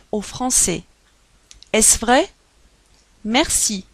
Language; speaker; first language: French; non-native, learner; Chinese